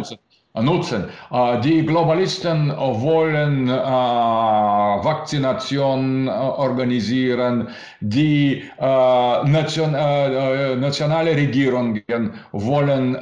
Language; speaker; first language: German; non-native, learner; Russian